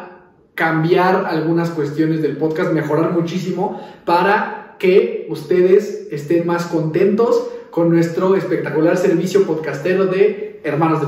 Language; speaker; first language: Spanish; native; Spanish